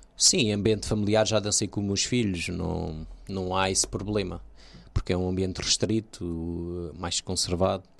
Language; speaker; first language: Portuguese; early bilingual, other home language; Kabuverdianu